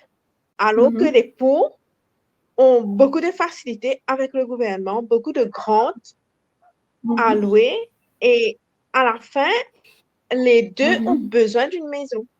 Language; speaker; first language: French; non-native, local second language; Morisyen